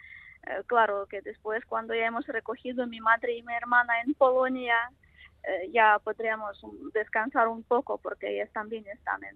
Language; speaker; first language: Spanish; non-native, fluent; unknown